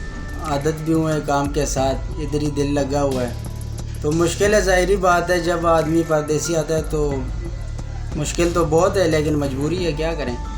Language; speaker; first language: Hindi; non-native, local second language; Pashto